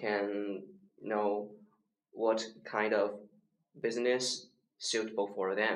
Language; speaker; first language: English; non-native, learner; Chinese